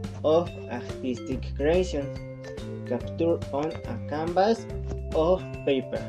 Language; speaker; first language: English; non-native, learner; Spanish